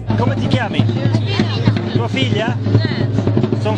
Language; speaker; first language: Italian; native; Italian